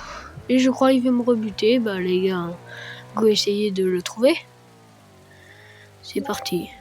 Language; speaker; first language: French; native; French